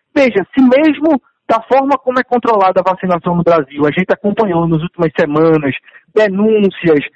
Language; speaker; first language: Portuguese; native; Portuguese